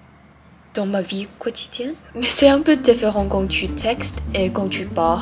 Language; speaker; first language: French; non-native, learner; Thai